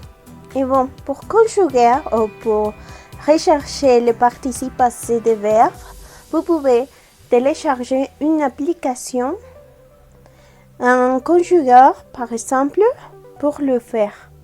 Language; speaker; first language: French; non-native, learner; Spanish